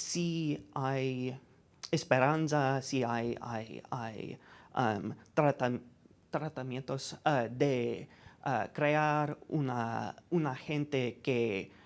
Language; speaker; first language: Spanish; non-native, learner; English